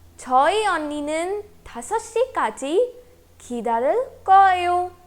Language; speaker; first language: Korean; non-native, fluent; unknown